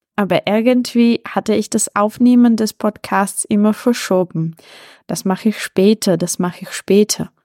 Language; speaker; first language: German; non-native, fluent; Czech